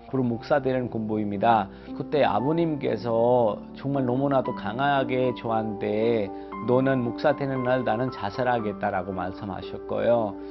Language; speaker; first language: Korean; non-native, fluent; Hindi